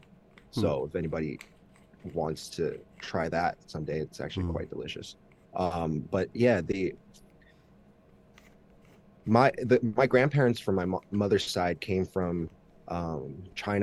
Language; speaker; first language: English; early bilingual, other home language; Chinese